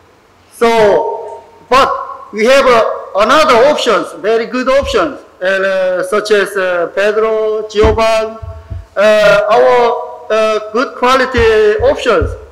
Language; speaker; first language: English; non-native, learner; Korean